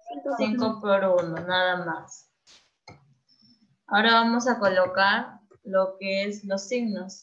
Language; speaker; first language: Spanish; native; Spanish